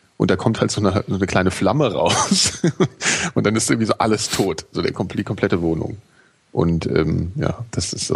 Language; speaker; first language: German; native; German